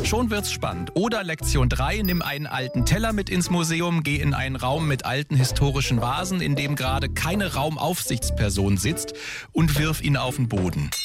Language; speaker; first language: German; native; German